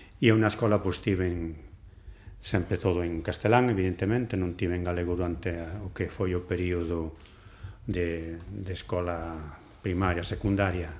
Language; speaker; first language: Galician; non-native, local second language; Spanish